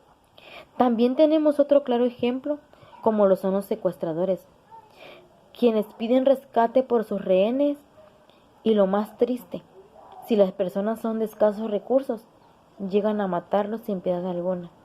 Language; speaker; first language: Spanish; native; Spanish